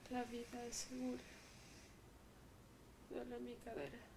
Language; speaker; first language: Spanish; native; Spanish